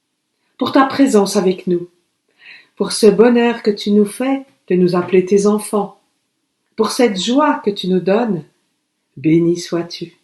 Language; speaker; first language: French; native; French